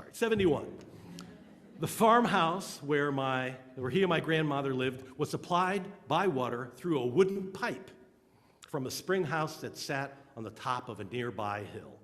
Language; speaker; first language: English; native; English